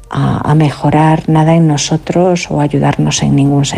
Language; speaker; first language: Spanish; native; Spanish